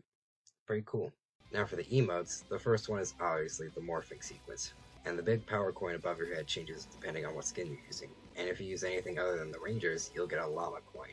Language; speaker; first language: English; native; English